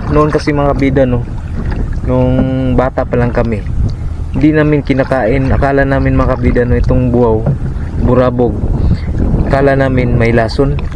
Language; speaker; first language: Filipino; non-native, local second language; Cebuano